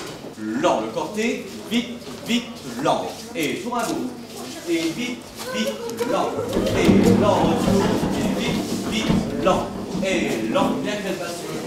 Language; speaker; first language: French; native; French